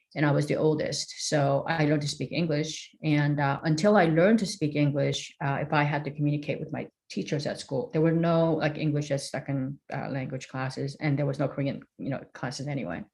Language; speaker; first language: English; early bilingual, other home language; Korean